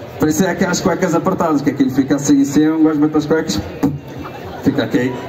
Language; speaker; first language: Portuguese; early bilingual, heritage; Portuguese